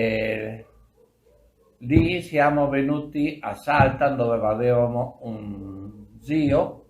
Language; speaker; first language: Italian; early bilingual, other home language; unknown